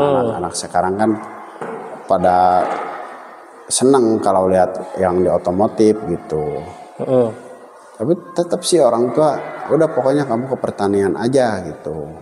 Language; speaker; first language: Indonesian; native; Indonesian